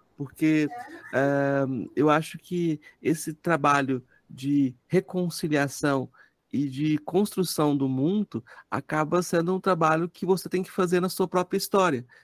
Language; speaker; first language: Portuguese; native; Portuguese